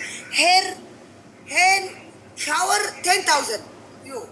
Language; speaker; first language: English; non-native, learner; Amharic